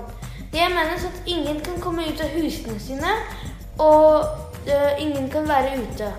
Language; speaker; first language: Norwegian; early bilingual, heritage; Norwegian